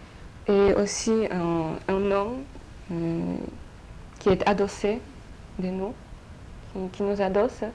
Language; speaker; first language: French; non-native, fluent; Polish